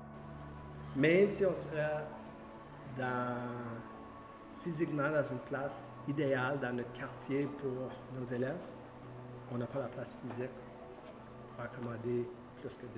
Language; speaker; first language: French; native; French